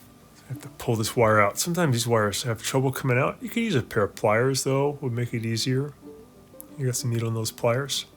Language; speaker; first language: English; native; English